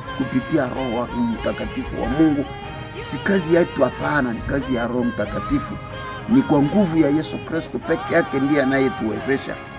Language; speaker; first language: Swahili; non-native, local second language; Nande